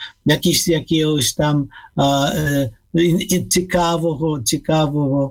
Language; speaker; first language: Polish; non-native, fluent; Ukrainian